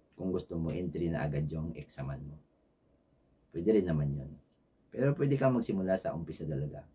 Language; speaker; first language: Filipino; native; Filipino